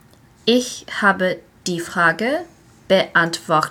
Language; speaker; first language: German; non-native, learner; English